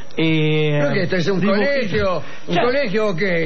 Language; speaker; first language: Spanish; native; Spanish